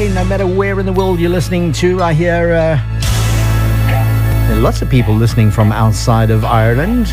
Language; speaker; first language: English; native; English